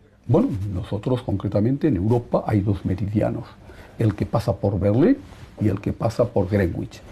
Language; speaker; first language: Spanish; native; Spanish